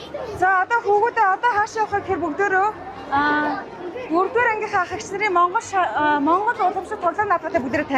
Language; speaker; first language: Mongolian; native; Mongolian